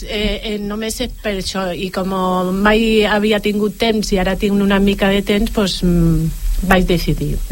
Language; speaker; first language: Catalan; non-native, local second language; Spanish